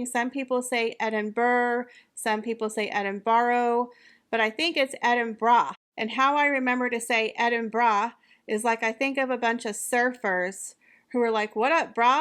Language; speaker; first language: English; native; English